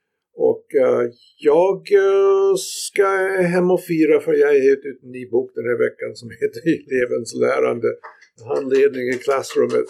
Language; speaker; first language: Swedish; non-native, fluent; English